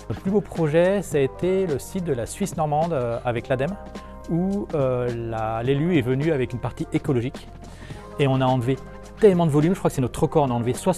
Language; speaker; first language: French; native; French